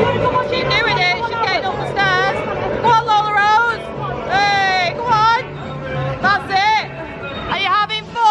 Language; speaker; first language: English; native; English